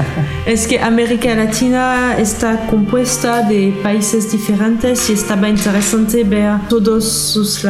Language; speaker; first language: Spanish; non-native, fluent; French